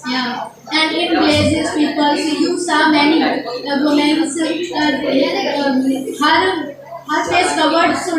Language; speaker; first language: English; non-native, learner; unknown